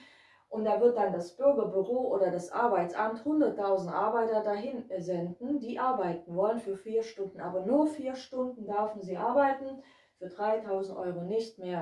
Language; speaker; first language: German; non-native, fluent; Hungarian